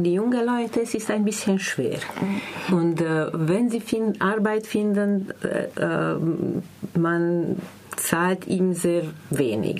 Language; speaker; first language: German; non-native, learner; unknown